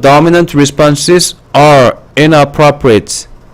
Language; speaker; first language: English; non-native, fluent; Korean